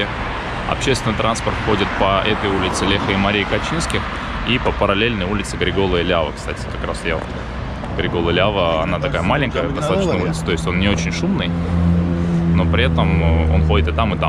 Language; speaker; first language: Russian; native; Russian